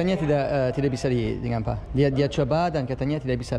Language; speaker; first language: Indonesian; non-native, fluent; English